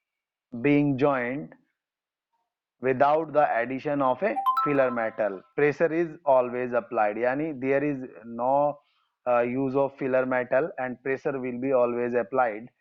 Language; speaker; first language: English; non-native, local second language; Hindi